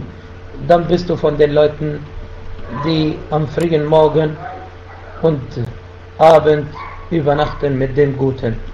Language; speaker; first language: German; non-native, fluent; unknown